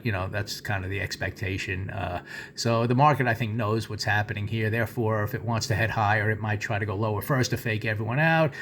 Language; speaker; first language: English; native; English